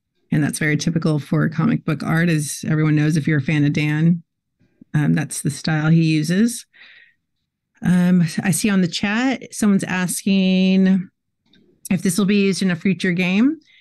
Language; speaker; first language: English; native; English